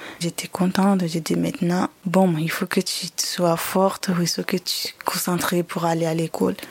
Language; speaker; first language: French; non-native, learner; Ngazidja Comorian